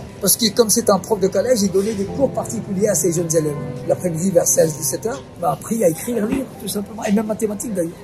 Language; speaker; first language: French; non-native, fluent; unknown